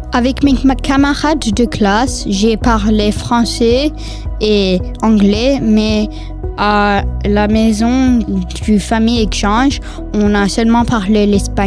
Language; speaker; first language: French; non-native, local second language; English